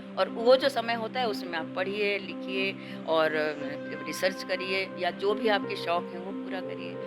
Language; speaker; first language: Hindi; non-native, local second language; Odia